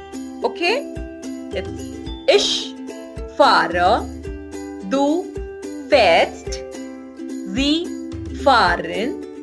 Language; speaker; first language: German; non-native, fluent; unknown